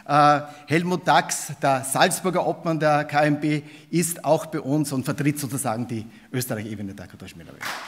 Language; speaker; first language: German; native; German